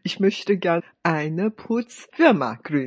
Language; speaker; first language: German; non-native, fluent; Chinese